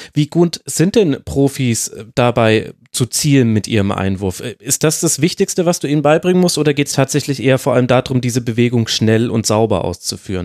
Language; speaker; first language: German; native; German